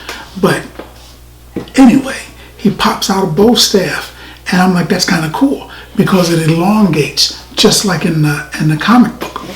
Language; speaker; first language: English; native; English